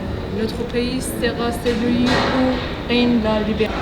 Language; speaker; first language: French; non-native, fluent; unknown